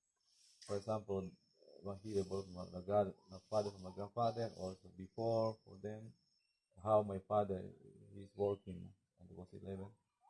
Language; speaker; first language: English; non-native, learner; Spanish